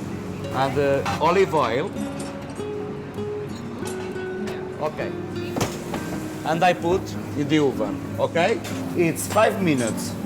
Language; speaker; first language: English; non-native, learner; Portuguese